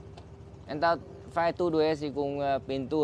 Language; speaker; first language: Portuguese; non-native, learner; Vietnamese